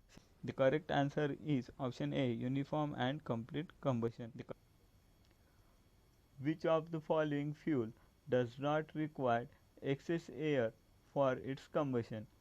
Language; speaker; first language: English; non-native, local second language; Marathi